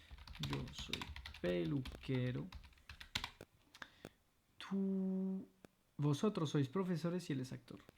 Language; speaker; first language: Spanish; non-native, fluent; French